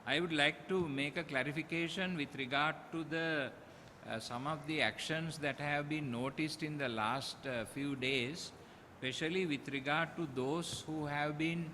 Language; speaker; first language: English; non-native, local second language; Sinhala